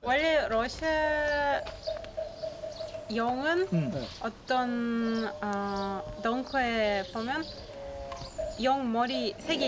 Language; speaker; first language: Korean; non-native, learner; Russian